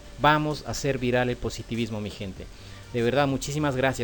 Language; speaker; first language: Spanish; native; Spanish